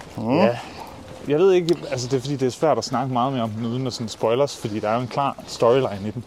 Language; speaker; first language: Danish; native; Danish